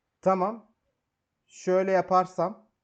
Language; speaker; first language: Turkish; native; Turkish